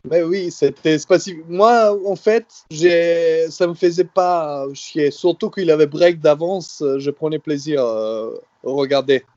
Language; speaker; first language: French; non-native, fluent; Serbian